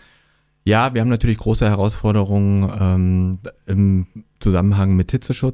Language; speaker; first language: German; native; German